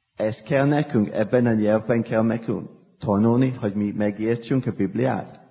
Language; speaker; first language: Hungarian; non-native, fluent; English